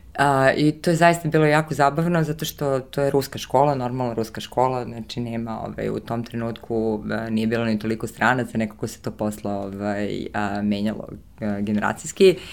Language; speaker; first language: Serbian; early bilingual, heritage; Serbian